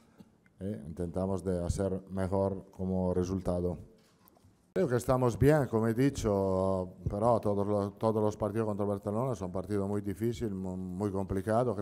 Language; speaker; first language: Spanish; non-native, fluent; Italian